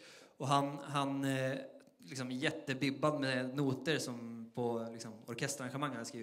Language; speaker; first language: Swedish; native; Swedish